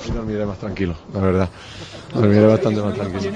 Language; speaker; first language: Spanish; native; Spanish